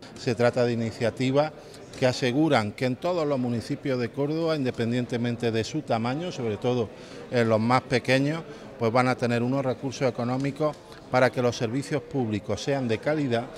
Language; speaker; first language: Spanish; native; Spanish